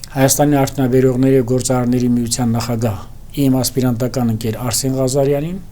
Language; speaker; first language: Armenian; native; Armenian